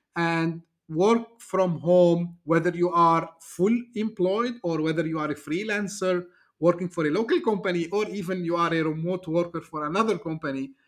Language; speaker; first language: English; non-native, fluent; Turkish